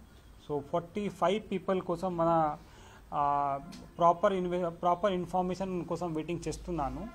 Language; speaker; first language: Telugu; non-native, local second language; Urdu